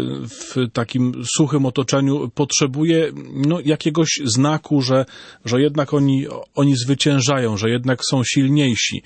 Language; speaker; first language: Polish; native; Polish